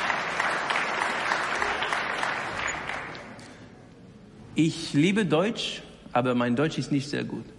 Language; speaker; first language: German; non-native, learner; English